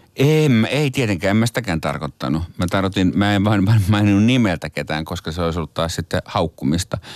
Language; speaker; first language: Finnish; native; Finnish